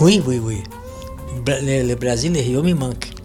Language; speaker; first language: French; non-native, learner; Portuguese